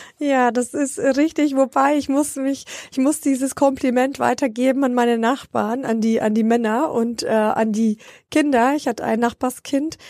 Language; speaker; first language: German; early bilingual, other home language; Romanian